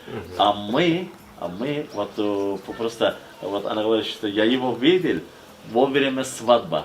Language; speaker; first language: Russian; non-native, fluent; Turkish